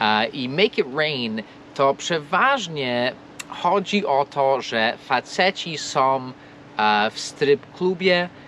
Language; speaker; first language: Polish; non-native, fluent; English